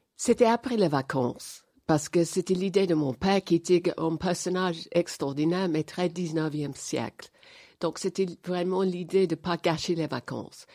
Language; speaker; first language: French; non-native, fluent; English